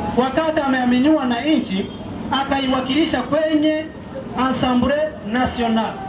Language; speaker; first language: Swahili; non-native, local second language; Kinyarwanda